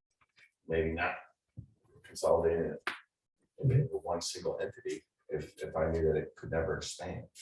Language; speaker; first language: English; native; English